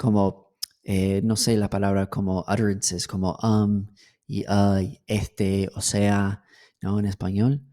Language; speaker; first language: Spanish; non-native, fluent; English